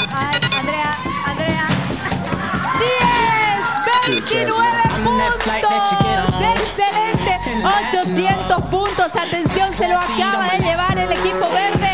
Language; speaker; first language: Spanish; native; Spanish